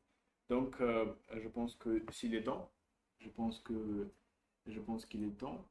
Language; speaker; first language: French; non-native, learner; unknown